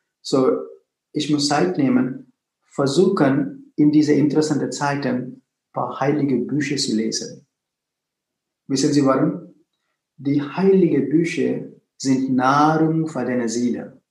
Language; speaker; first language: German; non-native, fluent; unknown